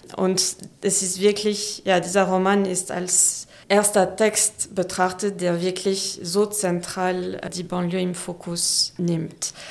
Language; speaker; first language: German; non-native, fluent; French